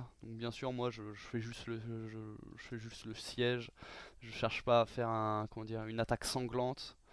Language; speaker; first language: French; native; French